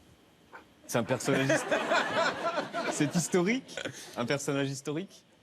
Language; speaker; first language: French; native; French